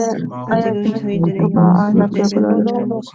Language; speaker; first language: Korean; native; Korean